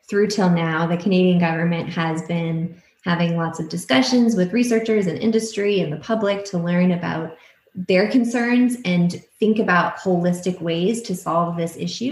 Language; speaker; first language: English; native; English